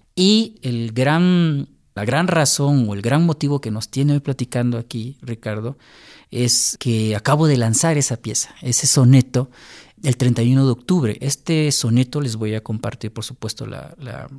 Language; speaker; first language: Spanish; native; Spanish